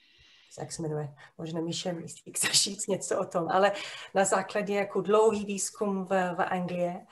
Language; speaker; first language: Czech; non-native, fluent; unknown